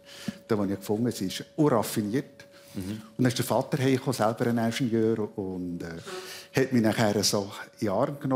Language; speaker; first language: German; native; German